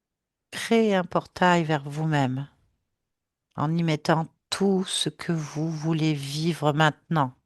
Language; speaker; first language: French; native; French